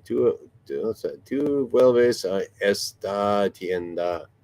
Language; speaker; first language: Spanish; non-native, learner; English